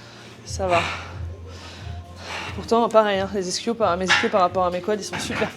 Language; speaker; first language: French; native; French